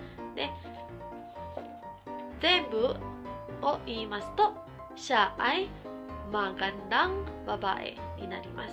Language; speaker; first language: Japanese; non-native, local second language; Filipino